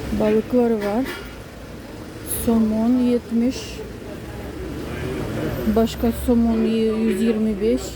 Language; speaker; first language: Turkish; non-native, fluent; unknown